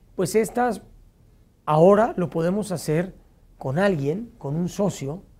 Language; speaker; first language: Spanish; native; Spanish